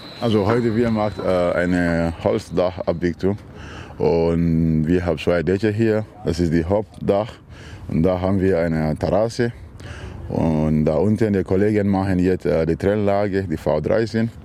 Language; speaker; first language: German; non-native, learner; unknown